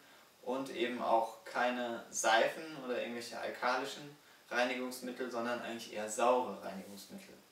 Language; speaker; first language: German; native; German